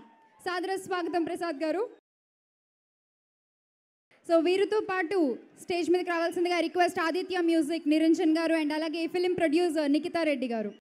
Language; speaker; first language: Telugu; native; Telugu